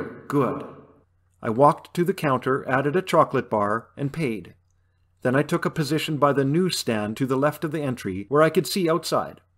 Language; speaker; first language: English; native; English